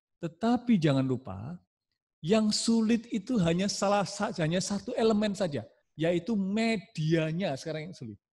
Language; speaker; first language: Indonesian; non-native, local second language; Javanese